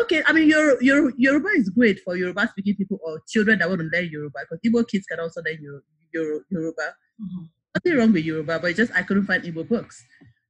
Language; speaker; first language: English; non-native, local second language; Igbo